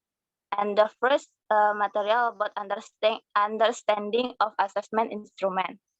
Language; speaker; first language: English; non-native, learner; Indonesian